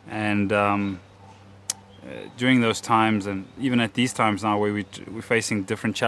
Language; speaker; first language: English; native; English